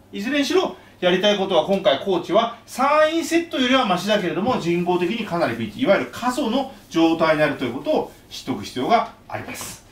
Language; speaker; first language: Japanese; native; Japanese